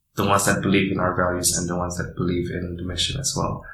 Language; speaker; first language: English; non-native, fluent; Indonesian